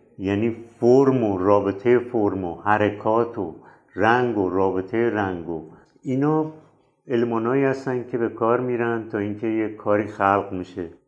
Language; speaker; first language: Persian; native; Persian